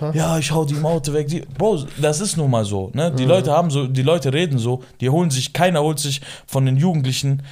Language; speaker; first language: German; native; German